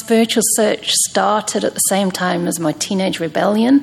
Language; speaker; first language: English; native; English